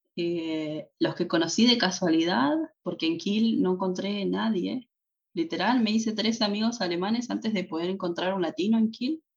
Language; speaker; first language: Spanish; native; Spanish